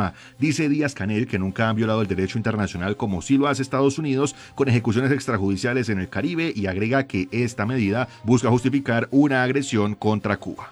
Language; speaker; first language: Spanish; native; Spanish